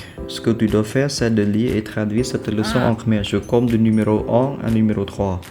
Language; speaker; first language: French; non-native, learner; Khmer